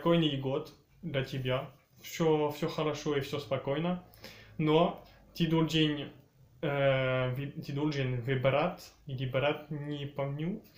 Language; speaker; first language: Russian; early bilingual, heritage; French